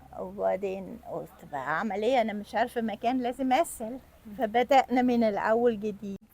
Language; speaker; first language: Egyptian Arabic; non-native, fluent; German